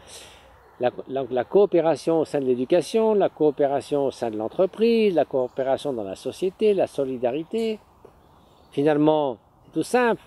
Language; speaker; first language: French; native; French